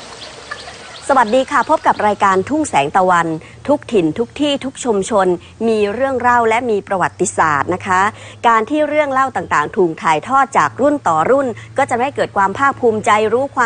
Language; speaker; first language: Thai; native; Thai